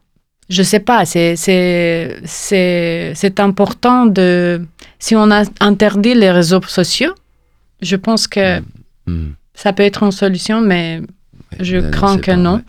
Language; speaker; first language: French; non-native, fluent; Romanian